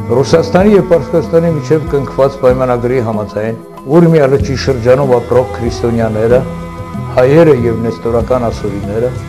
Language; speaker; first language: Armenian; non-native, local second language; Assyrian Neo-Aramaic